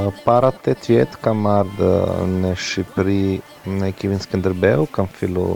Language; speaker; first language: Albanian; non-native, learner; Croatian